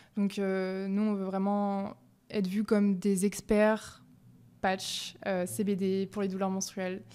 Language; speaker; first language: French; native; French